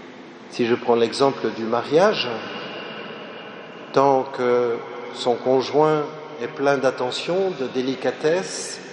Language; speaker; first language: French; native; French